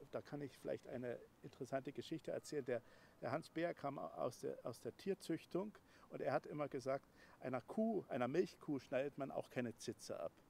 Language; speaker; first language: German; native; German